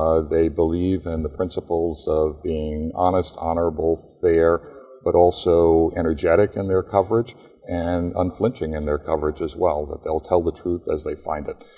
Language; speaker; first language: English; native; English